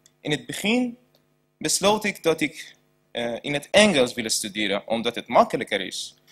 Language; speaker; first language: Dutch; non-native, learner; Persian